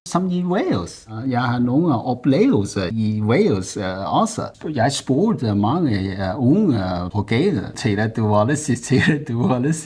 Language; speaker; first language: Danish; non-native, learner; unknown